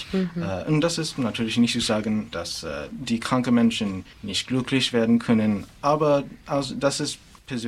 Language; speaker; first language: German; non-native, fluent; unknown